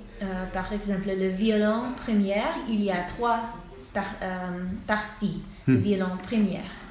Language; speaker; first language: French; non-native, fluent; English